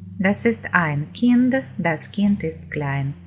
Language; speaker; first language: German; non-native, fluent; Ukrainian